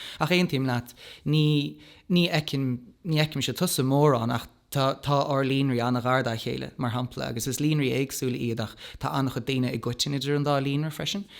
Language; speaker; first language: Irish; non-native, local second language; English